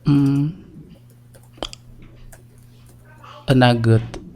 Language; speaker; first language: English; non-native, learner; Indonesian